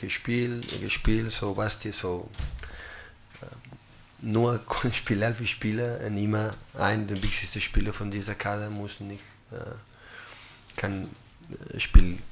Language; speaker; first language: German; non-native, learner; Catalan